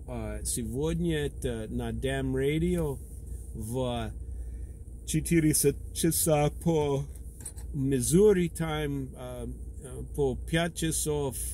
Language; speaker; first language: Russian; non-native, learner; English